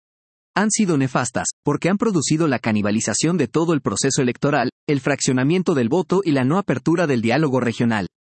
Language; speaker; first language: Spanish; native; Spanish